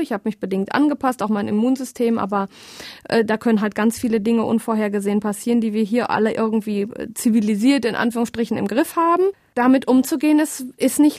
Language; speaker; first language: German; native; German